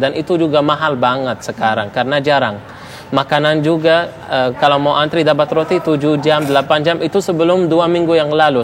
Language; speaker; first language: Indonesian; non-native, fluent; Arabic